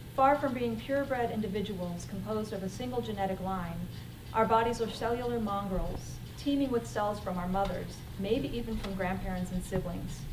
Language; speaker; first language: English; native; English